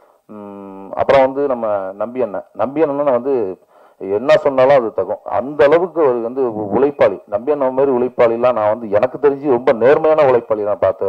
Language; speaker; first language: Tamil; native; Tamil